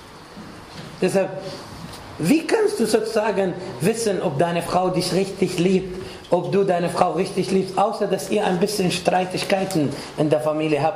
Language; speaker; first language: German; non-native, fluent; Arabic